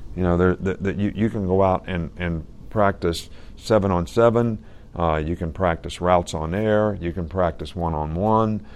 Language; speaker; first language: English; native; English